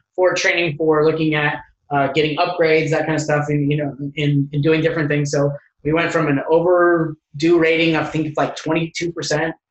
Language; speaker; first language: English; native; English